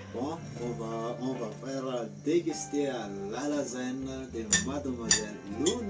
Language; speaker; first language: French; non-native, local second language; Malagasy